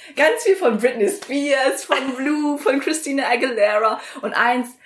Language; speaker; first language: German; early bilingual, other home language; Vietnamese